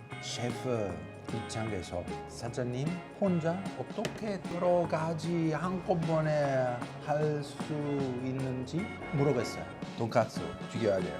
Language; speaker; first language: Korean; non-native, learner; Italian